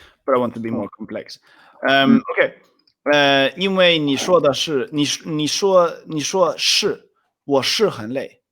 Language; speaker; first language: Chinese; non-native, fluent; Swedish